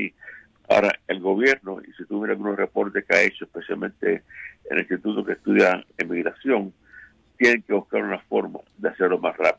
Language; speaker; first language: Spanish; native; Spanish